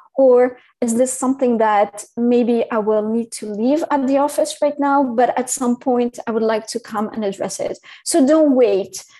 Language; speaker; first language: English; non-native, fluent; Arabic